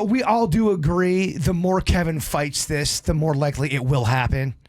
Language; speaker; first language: English; native; English